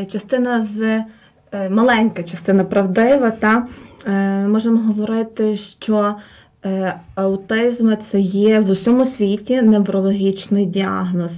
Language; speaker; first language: Ukrainian; native; Ukrainian